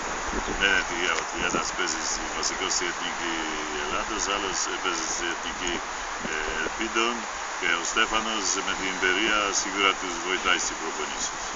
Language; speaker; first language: Greek; non-native, fluent; Polish